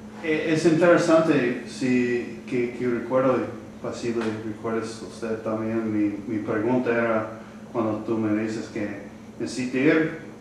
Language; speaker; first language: Spanish; non-native, learner; English